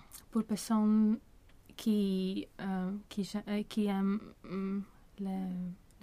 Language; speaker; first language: French; non-native, learner; Swedish